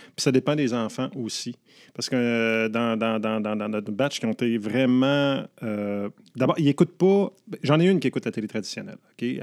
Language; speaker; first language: French; native; French